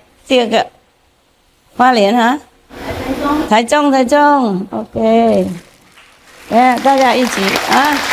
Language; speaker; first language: Chinese; non-native, fluent; Vietnamese